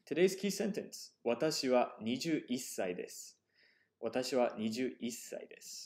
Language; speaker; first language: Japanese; non-native, fluent; English